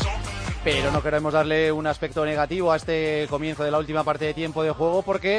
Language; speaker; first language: Spanish; native; Spanish